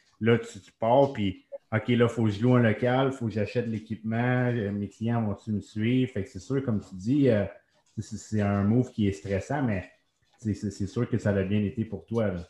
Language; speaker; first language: French; native; French